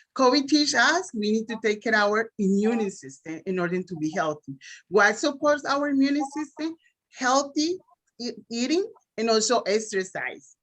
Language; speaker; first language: English; non-native, learner; Spanish